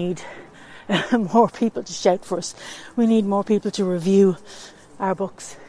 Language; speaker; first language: English; native; English